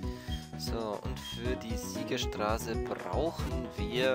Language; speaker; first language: German; native; German